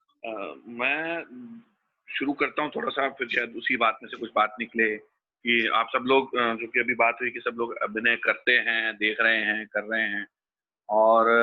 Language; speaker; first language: Hindi; native; Hindi